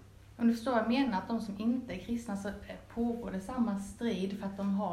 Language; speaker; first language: Swedish; native; Swedish